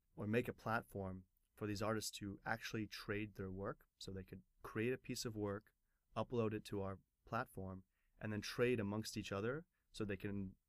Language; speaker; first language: English; native; English